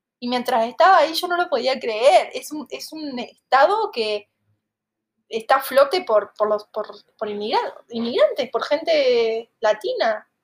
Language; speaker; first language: Spanish; native; Spanish